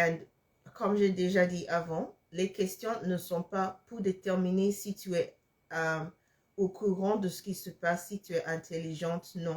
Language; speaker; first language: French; non-native, fluent; English